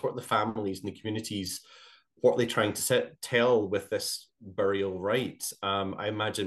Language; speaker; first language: English; native; English